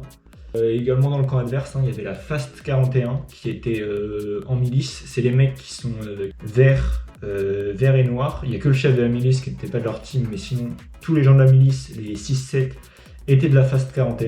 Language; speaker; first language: French; native; French